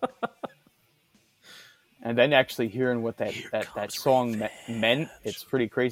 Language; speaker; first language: English; native; English